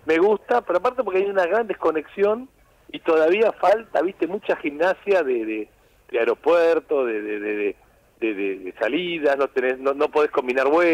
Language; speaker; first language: Spanish; native; Spanish